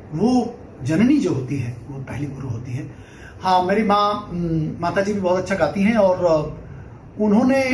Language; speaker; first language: Hindi; non-native, local second language; Bangla